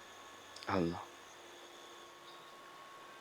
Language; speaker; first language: Indonesian; native; Indonesian